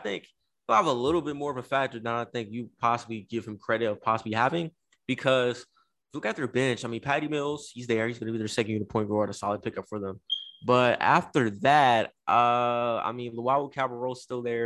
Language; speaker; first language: English; native; English